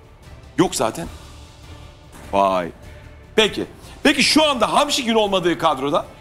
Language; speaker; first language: Turkish; native; Turkish